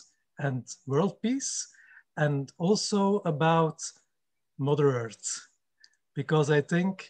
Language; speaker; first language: English; non-native, fluent; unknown